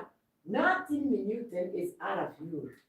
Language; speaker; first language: Dutch; non-native, learner; Kikuyu